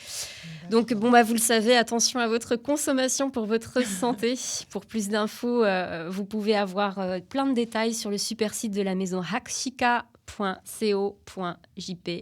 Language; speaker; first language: French; native; French